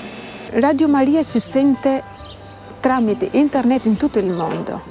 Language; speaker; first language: Italian; non-native, fluent; Albanian